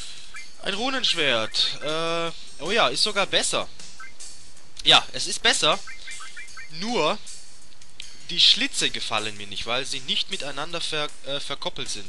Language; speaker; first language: German; native; German